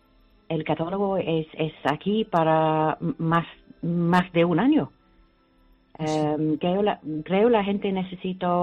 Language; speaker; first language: Spanish; non-native, learner; English